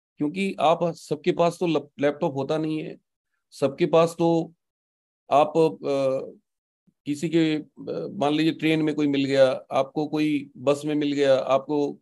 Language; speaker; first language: Hindi; native; Hindi